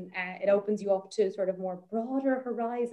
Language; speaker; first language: English; native; English